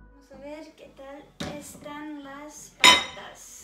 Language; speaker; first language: Spanish; non-native, fluent; Turkish